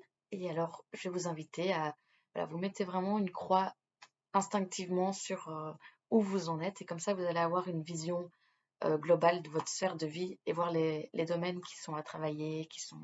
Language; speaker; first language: French; native; French